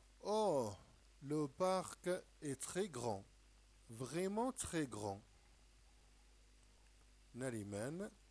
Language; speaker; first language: French; non-native, local second language; Arabic